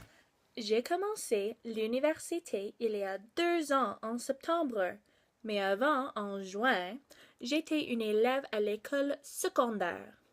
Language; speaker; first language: French; non-native, local second language; English